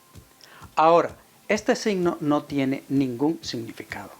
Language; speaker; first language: Spanish; native; Spanish